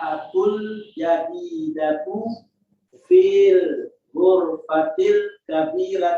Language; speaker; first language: Arabic; non-native, learner; Indonesian